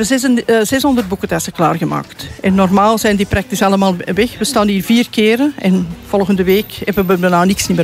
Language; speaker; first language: Dutch; native; Dutch